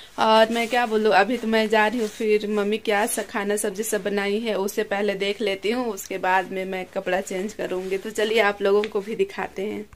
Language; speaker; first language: Hindi; native; Hindi